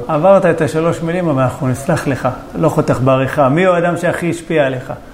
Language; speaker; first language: Hebrew; native; Hebrew